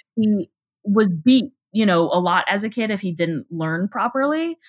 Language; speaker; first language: English; native; English